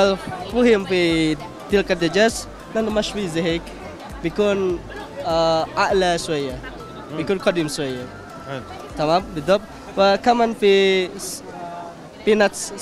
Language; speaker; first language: Arabic; non-native, learner; Indonesian